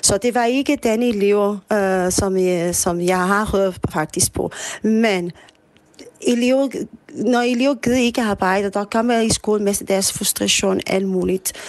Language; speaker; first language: Danish; non-native, fluent; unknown